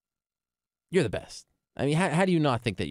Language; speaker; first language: English; native; English